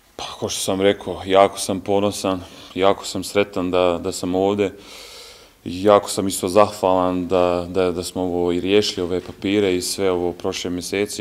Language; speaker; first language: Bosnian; early bilingual, heritage; Bosnian